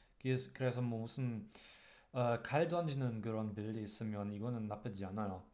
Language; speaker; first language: Korean; non-native, learner; German